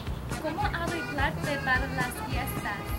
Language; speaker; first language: Spanish; non-native, learner; English